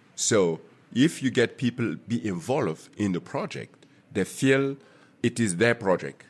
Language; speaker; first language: English; non-native, fluent; Mossi